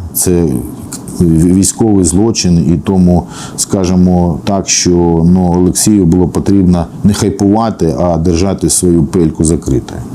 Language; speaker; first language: Ukrainian; non-native, local second language; Russian